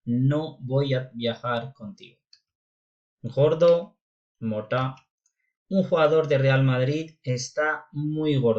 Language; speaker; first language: Spanish; non-native, fluent; Urdu